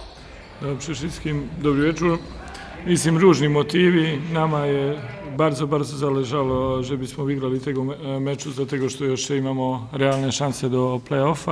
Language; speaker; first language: Polish; non-native, learner; Serbian